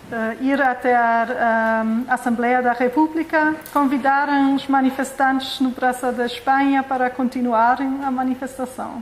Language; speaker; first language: Portuguese; non-native, fluent; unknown